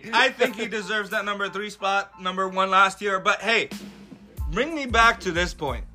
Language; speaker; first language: English; early bilingual, other home language; Arabic